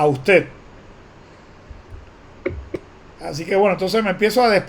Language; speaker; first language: Spanish; native; Spanish